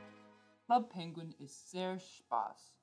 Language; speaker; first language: German; non-native, learner; English